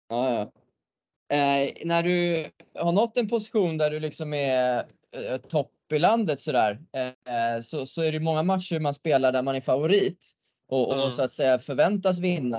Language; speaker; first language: Swedish; native; Swedish